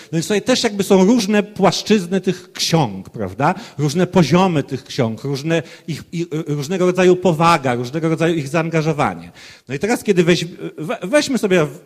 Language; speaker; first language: Polish; native; Polish